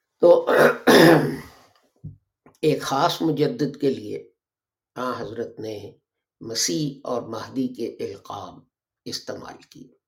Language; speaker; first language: Urdu; native; Urdu